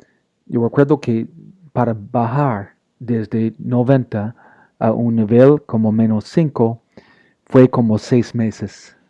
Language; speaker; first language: Spanish; non-native, learner; English